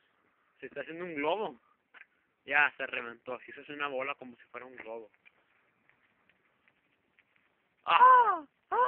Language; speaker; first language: Spanish; native; Spanish